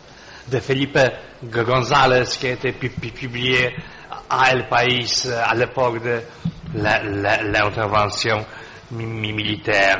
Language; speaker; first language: French; non-native, fluent; Polish